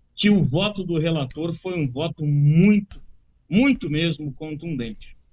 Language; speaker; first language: Portuguese; native; Portuguese